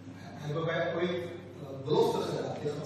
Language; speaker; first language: Dutch; non-native, fluent; Indonesian